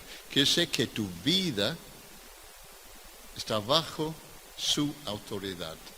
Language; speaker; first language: Spanish; non-native, fluent; English